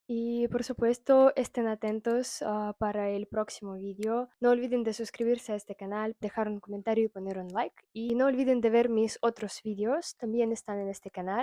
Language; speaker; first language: Spanish; non-native, fluent; Russian